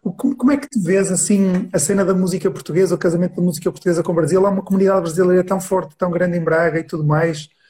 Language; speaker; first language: Portuguese; native; Portuguese